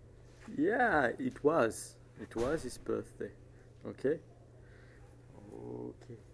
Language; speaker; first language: English; non-native, fluent; French